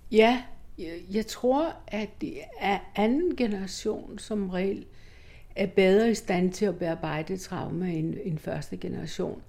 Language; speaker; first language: Danish; non-native, fluent; Greek